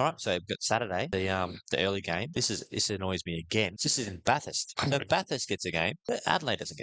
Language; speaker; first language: English; native; English